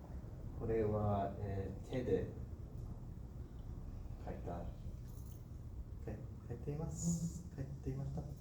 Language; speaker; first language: Japanese; non-native, learner; English